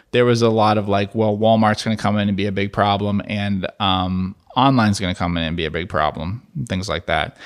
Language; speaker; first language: English; native; English